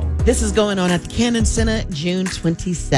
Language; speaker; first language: English; native; English